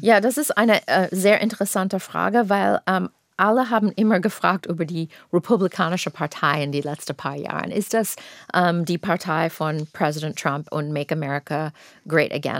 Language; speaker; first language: German; non-native, fluent; English